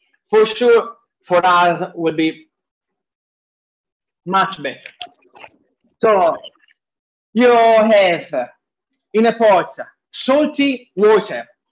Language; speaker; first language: English; non-native, fluent; Italian